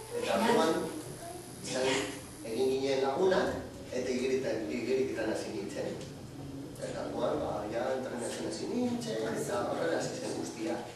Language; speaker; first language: Basque; non-native, local second language; Spanish